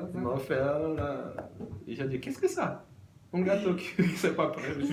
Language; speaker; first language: French; non-native, learner; Portuguese